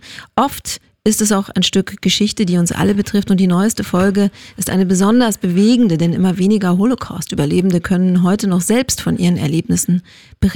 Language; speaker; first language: German; native; German